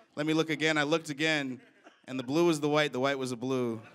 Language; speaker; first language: English; native; English